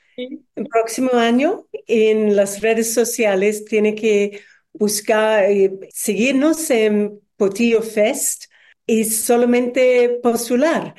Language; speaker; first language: Spanish; non-native, learner; English